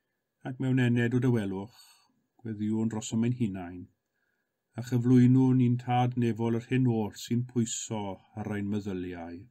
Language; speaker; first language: Welsh; native; Welsh